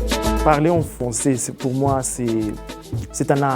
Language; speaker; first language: French; non-native, fluent; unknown